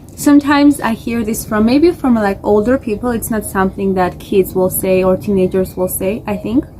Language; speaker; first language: English; non-native, fluent; Georgian